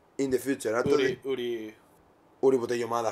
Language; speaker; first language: Japanese; non-native, learner; Spanish